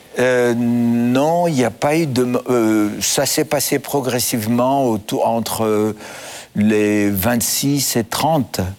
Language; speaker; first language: French; non-native, fluent; Greek